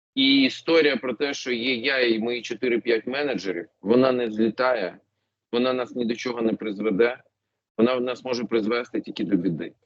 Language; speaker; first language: Ukrainian; non-native, local second language; Russian